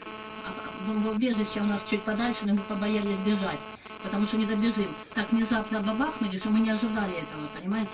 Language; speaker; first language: Russian; native; Russian